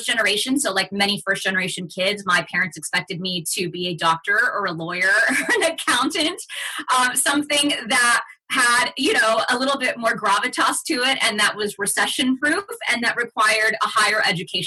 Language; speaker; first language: English; early bilingual, other home language; Spanish